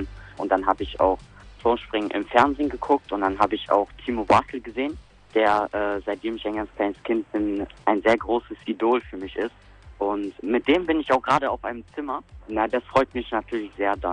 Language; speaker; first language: German; native; German